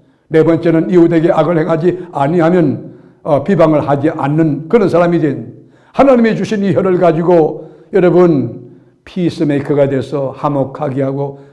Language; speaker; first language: Korean; native; Korean